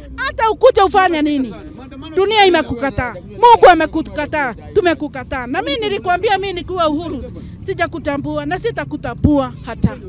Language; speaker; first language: Swahili; non-native, local second language; Kikuyu